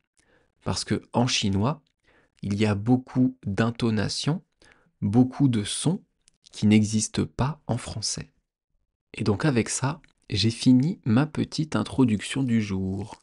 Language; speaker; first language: French; native; French